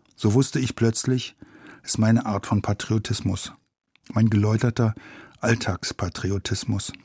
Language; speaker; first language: German; native; German